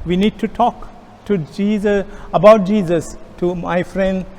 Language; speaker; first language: English; non-native, local second language; Kannada